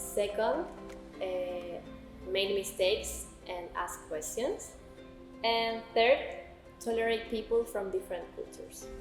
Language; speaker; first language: English; non-native, learner; Spanish